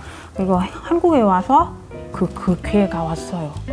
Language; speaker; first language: Korean; non-native, fluent; Thai